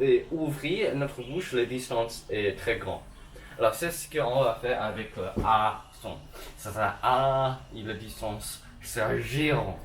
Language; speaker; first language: French; non-native, learner; English